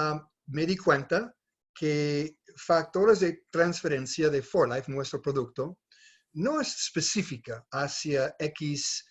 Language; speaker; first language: Spanish; non-native, fluent; English